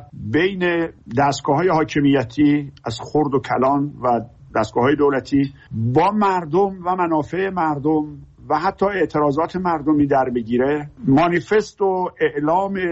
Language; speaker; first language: Persian; native; Persian